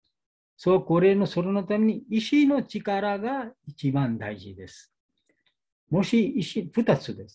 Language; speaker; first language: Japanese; non-native, learner; Bangla